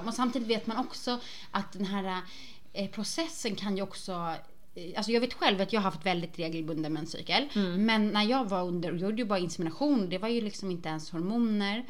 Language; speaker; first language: Swedish; native; Swedish